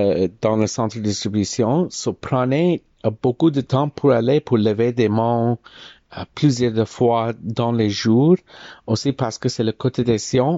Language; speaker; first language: French; non-native, learner; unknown